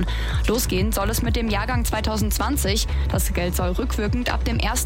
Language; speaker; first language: German; native; German